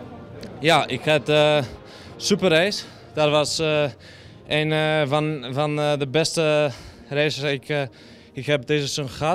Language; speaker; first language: Dutch; non-native, learner; Polish